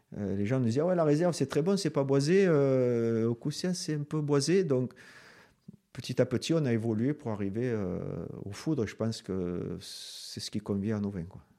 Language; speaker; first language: French; native; French